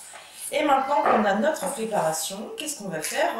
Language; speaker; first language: French; native; French